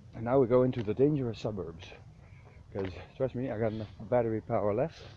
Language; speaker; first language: English; non-native, fluent; Dutch